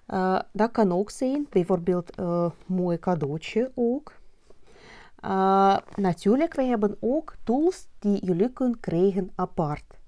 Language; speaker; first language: Dutch; non-native, learner; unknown